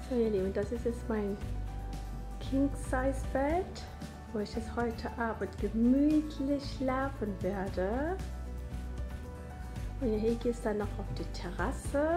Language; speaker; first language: German; non-native, fluent; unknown